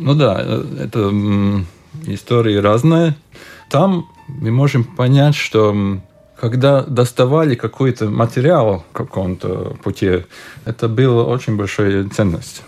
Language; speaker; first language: Russian; non-native, local second language; Latvian